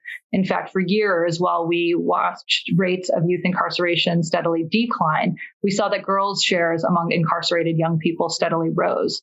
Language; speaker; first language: English; early bilingual, other home language; Persian